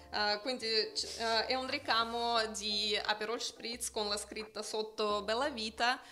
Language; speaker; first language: Italian; non-native, fluent; Russian